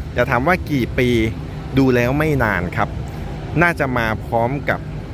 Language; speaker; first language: Thai; native; Thai